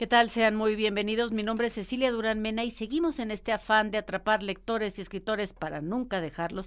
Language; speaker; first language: Spanish; native; Spanish